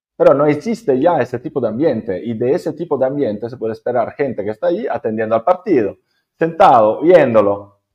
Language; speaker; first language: Spanish; non-native, fluent; Italian